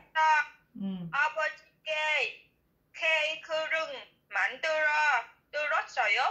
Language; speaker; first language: Korean; non-native, learner; Vietnamese